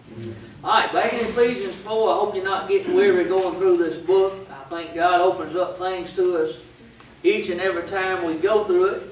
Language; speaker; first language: English; native; English